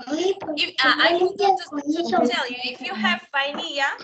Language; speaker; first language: English; non-native, fluent; Spanish